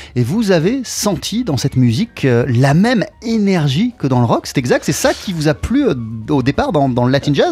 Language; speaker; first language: French; native; French